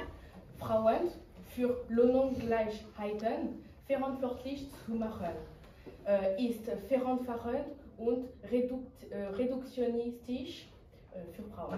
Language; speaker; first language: German; non-native, learner; French